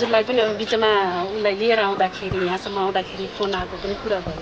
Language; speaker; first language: Nepali; native; Nepali